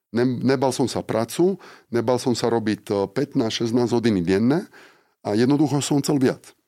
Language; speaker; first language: Slovak; non-native, fluent; Italian